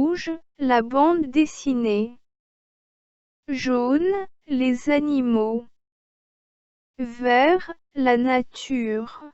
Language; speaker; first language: French; non-native, learner; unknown